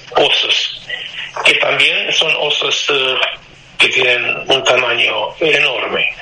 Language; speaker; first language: Spanish; non-native, fluent; Romanian